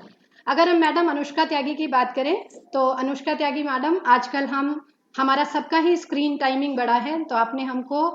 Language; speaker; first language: Hindi; native; Hindi